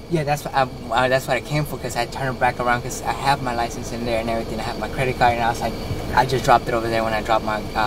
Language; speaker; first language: English; early bilingual, other home language; Spanish